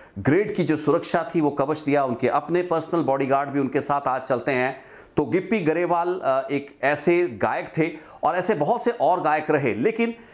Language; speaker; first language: Hindi; non-native, local second language; Punjabi